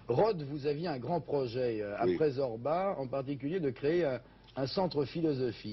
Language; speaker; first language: French; native; French